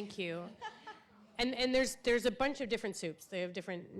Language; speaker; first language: English; native; English